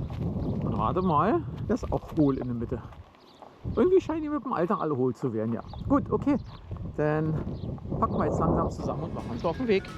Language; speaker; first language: German; native; German